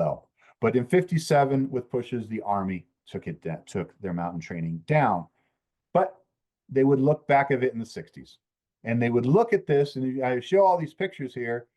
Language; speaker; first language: English; native; English